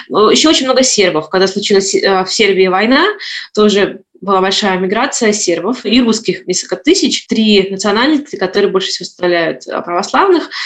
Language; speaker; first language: Russian; native; Russian